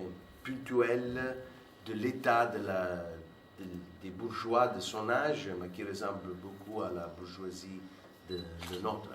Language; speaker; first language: French; non-native, fluent; Italian